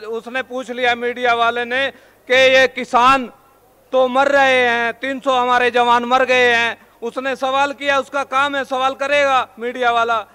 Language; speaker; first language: Hindi; native; Hindi